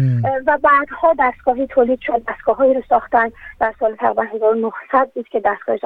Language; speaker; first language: Persian; native; Persian